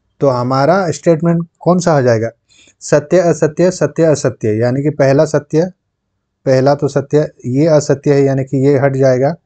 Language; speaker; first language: Hindi; non-native, local second language; Santali